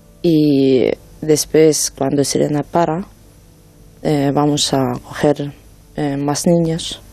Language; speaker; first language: Spanish; non-native, learner; Ukrainian